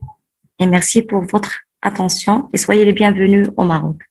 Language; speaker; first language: French; non-native, local second language; Arabic